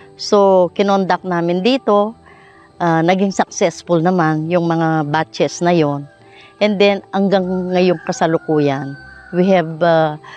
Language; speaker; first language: Filipino; non-native, local second language; Pampanga